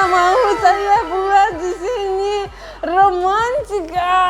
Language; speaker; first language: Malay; non-native, learner; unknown